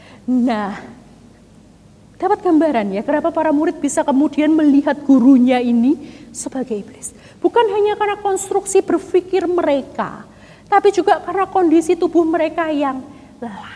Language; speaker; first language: Indonesian; native; Indonesian